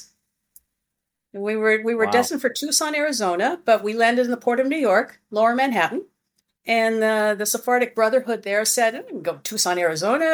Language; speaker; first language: English; early bilingual, other home language; Greek